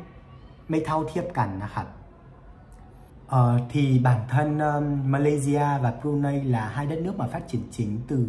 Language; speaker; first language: Thai; non-native, fluent; Vietnamese